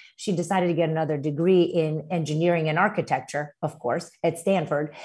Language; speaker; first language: English; early bilingual, other home language; Romanian